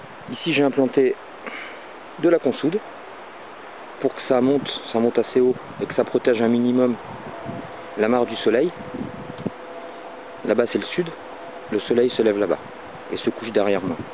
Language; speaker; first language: French; native; French